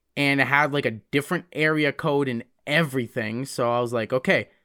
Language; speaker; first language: English; native; English